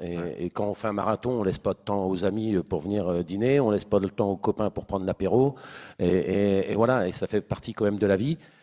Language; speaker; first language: French; native; French